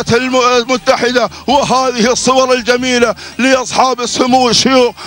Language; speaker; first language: Arabic; native; Arabic